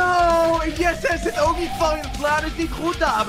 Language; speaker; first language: Dutch; native; Dutch